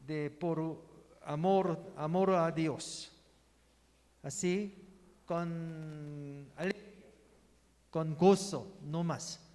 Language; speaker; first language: Spanish; non-native, learner; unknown